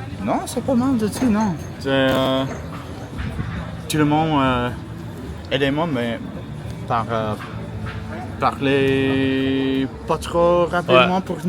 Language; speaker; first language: French; non-native, local second language; English